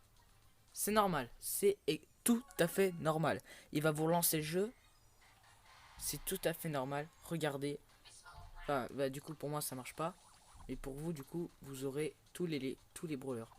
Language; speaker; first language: French; native; French